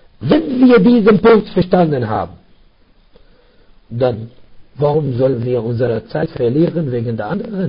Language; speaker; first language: German; non-native, fluent; Arabic